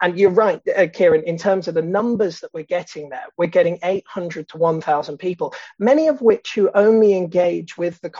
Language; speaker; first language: English; native; English